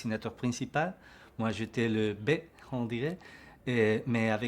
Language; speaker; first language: French; non-native, learner; Spanish